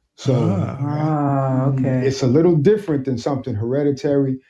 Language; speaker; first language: English; native; English